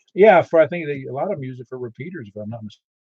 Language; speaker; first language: English; native; English